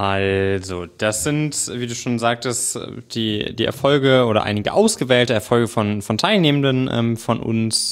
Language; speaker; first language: German; native; German